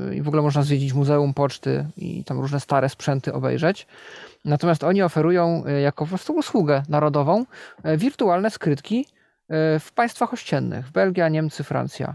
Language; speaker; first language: Polish; native; Polish